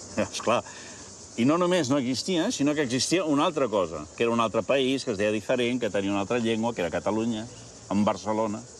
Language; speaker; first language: Catalan; early bilingual, heritage; Catalan